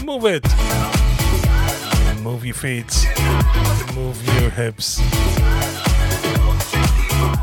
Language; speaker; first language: English; non-native, fluent; Swiss German